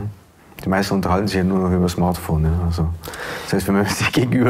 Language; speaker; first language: German; native; German